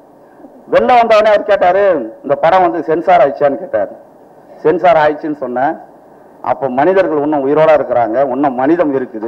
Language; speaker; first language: Tamil; native; Tamil